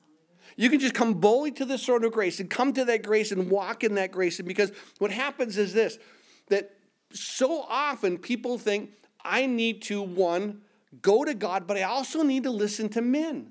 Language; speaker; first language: English; native; English